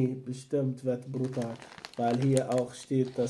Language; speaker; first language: German; non-native, fluent; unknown